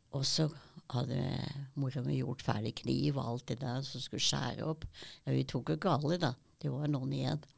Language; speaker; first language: Norwegian; early bilingual, other home language; German